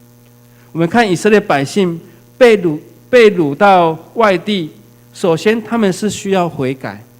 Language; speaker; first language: Chinese; native; Chinese